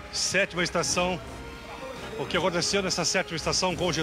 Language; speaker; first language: Portuguese; native; Portuguese